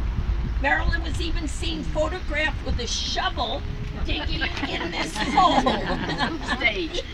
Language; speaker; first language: English; native; English